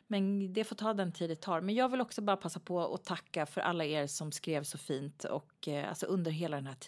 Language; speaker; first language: Swedish; native; Swedish